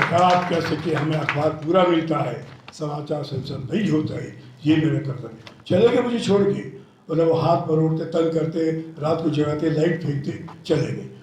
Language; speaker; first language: Hindi; non-native, local second language; Telugu